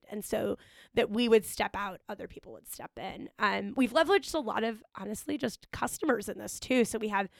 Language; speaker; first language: English; native; English